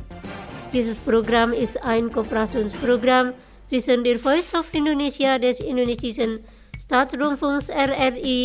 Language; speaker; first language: German; non-native, fluent; Indonesian